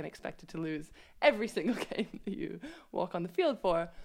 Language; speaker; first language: English; native; English